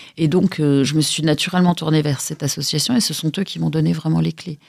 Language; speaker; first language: French; native; French